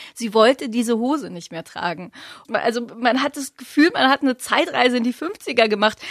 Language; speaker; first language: German; native; German